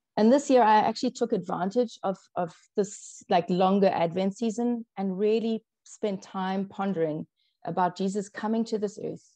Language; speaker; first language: English; native; English